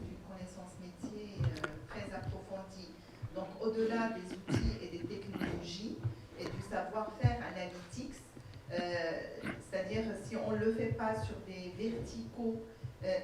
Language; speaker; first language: French; non-native, local second language; Arabic